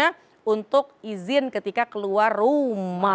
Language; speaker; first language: Indonesian; native; Indonesian